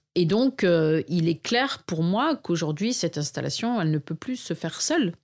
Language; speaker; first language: French; native; French